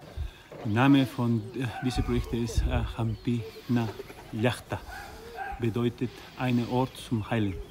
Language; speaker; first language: German; non-native, learner; Spanish